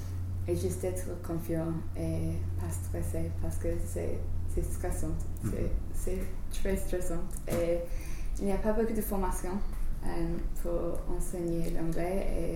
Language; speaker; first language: French; non-native, learner; English